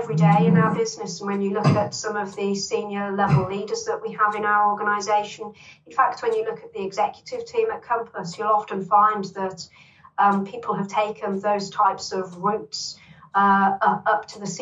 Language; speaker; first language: English; native; English